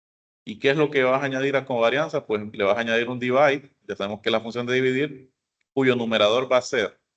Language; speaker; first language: Spanish; native; Spanish